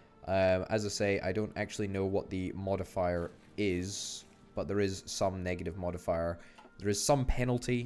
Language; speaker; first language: English; native; English